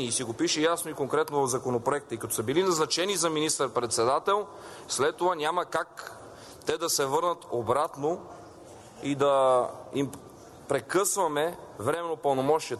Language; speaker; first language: Bulgarian; native; Bulgarian